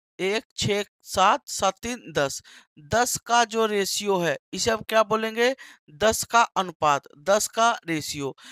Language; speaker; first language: Hindi; native; Hindi